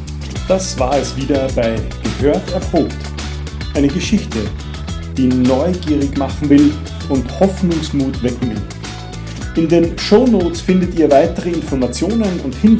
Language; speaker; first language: German; native; German